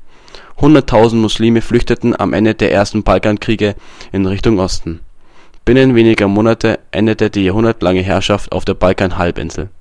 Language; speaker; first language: German; native; German